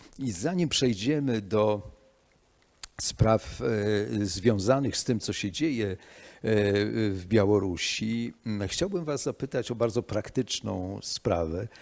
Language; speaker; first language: Polish; native; Polish